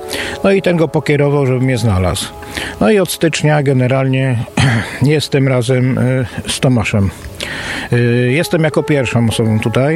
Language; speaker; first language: Polish; native; Polish